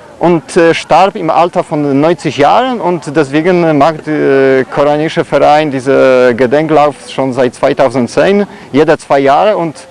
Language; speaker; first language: German; non-native, fluent; Polish